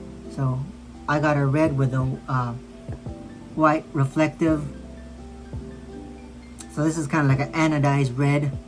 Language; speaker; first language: English; native; English